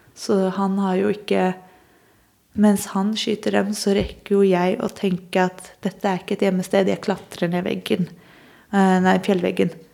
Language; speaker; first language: Norwegian; early bilingual, other home language; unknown